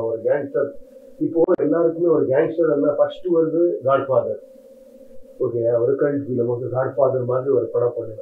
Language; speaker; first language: Tamil; non-native, learner; Kannada